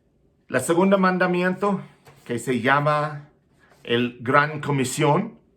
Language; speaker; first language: Spanish; non-native, fluent; English